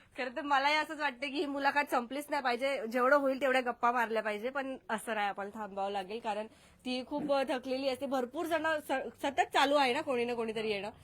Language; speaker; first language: Marathi; native; Marathi